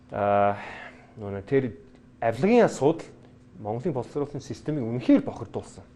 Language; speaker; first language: Mongolian; non-native, fluent; English